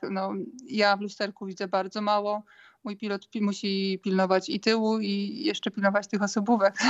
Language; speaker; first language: Polish; native; Polish